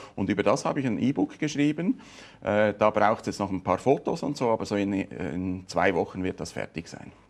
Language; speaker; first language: German; native; German